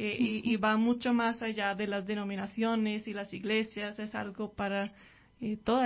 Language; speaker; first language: Spanish; non-native, fluent; English